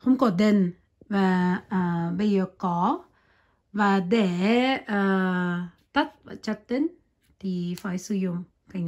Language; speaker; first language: Vietnamese; non-native, learner; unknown